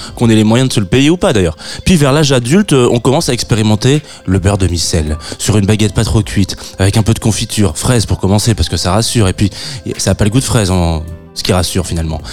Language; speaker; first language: French; native; French